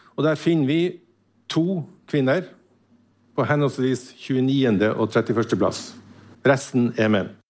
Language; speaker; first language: Norwegian; native; Norwegian